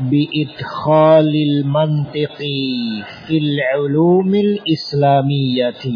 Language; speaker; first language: Arabic; non-native, fluent; Indonesian